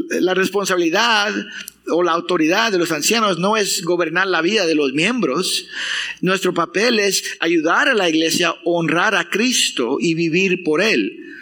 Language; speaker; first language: Spanish; non-native, fluent; English